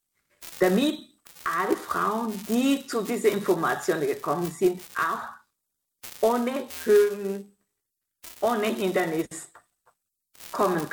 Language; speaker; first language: German; non-native, fluent; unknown